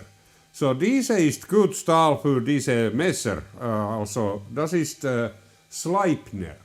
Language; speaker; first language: German; non-native, learner; Finnish